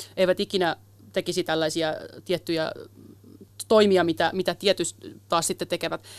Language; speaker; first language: Finnish; early bilingual, other home language; Kurdish